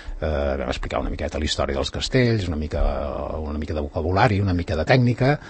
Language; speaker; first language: Catalan; native; Catalan